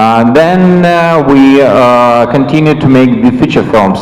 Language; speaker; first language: English; non-native, fluent; Ukrainian